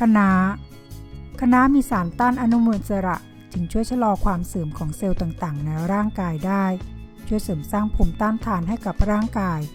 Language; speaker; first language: Thai; native; Thai